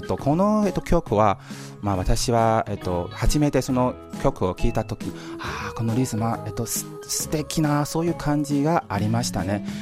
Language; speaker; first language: Japanese; non-native, fluent; Chinese